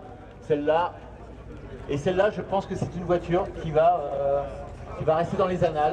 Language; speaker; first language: French; native; French